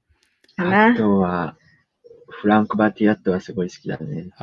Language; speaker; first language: Japanese; native; Japanese